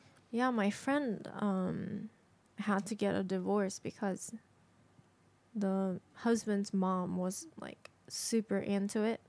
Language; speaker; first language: English; non-native, fluent; Japanese